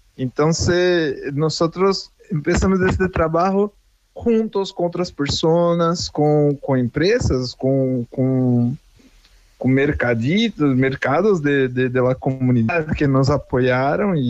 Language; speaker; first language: Spanish; non-native, fluent; Portuguese